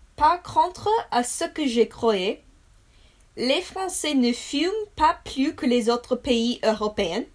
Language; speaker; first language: French; non-native, learner; English